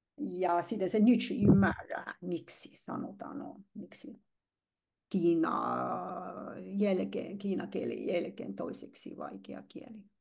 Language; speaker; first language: Finnish; non-native, learner; Chinese